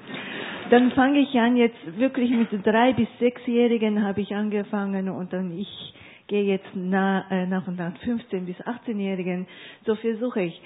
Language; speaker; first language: German; non-native, learner; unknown